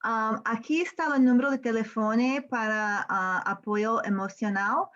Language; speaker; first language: Spanish; non-native, learner; English